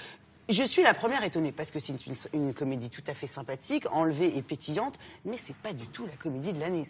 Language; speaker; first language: French; native; French